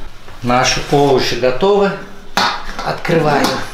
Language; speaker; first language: Russian; non-native, fluent; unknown